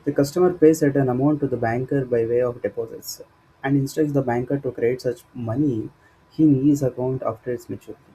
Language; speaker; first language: English; non-native, local second language; Kannada